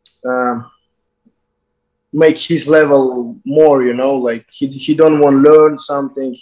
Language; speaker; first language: English; non-native, learner; Azerbaijani